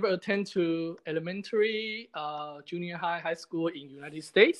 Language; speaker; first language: English; non-native, fluent; Chinese